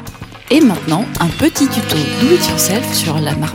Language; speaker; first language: French; native; French